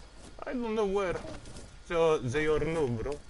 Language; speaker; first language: English; non-native, learner; French